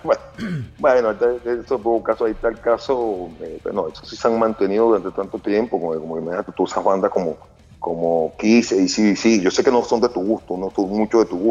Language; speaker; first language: Spanish; native; Spanish